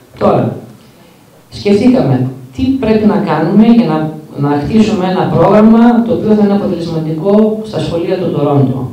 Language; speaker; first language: Greek; early bilingual, heritage; Greek